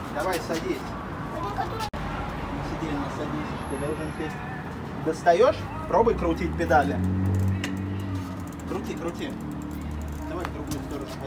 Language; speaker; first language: Russian; native; Russian